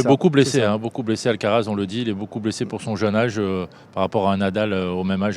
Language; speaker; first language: French; native; French